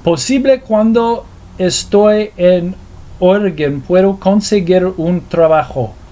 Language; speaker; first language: Spanish; non-native, learner; English